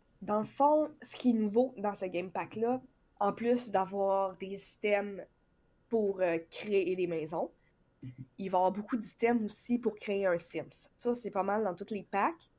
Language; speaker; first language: French; native; French